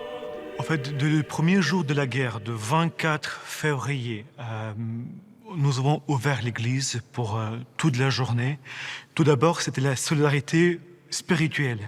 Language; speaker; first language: French; non-native, fluent; Ukrainian